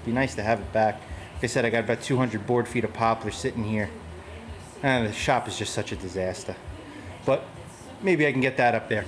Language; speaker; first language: English; native; English